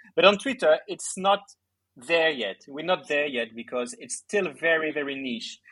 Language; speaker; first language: English; early bilingual, other home language; Greek